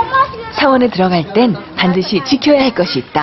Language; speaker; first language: Korean; native; Korean